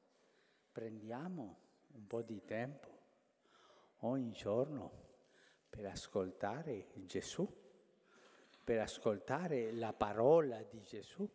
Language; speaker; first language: Italian; non-native, fluent; Spanish